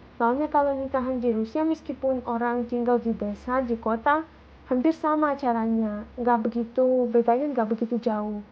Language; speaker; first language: Indonesian; non-native, fluent; Russian